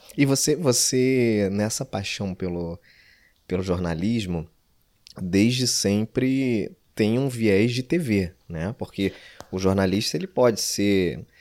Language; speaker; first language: Portuguese; native; Portuguese